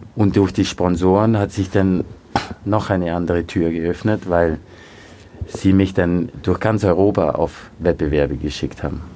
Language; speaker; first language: German; early bilingual, other home language; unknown